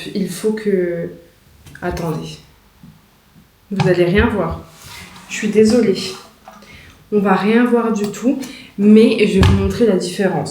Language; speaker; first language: French; native; French